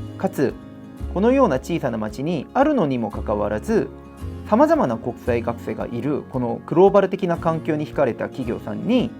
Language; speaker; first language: Japanese; non-native, fluent; Korean